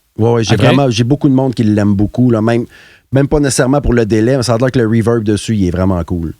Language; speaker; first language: French; native; French